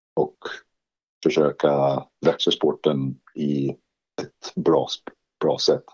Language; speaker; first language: Swedish; non-native, fluent; English